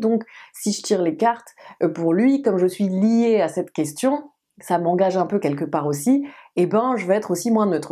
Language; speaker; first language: French; native; French